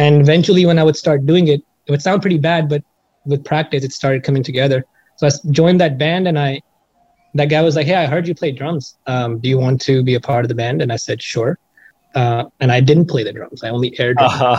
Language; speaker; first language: English; non-native, local second language; Hindi